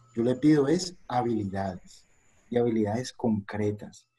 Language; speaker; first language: Spanish; native; Spanish